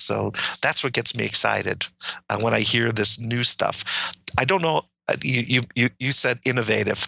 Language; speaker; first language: English; native; English